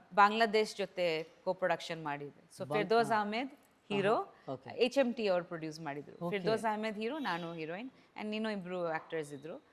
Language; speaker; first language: Kannada; non-native, fluent; Bangla